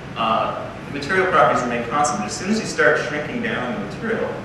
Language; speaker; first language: English; native; English